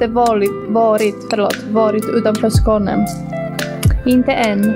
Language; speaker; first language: Swedish; early bilingual, other home language; Greek